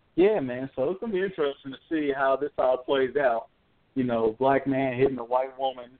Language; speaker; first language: English; native; English